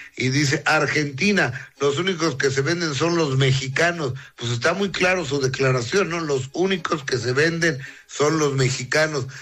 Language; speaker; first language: Spanish; native; Spanish